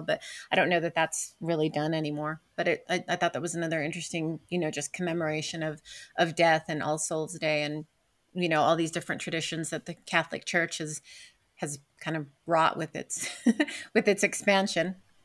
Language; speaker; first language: English; native; English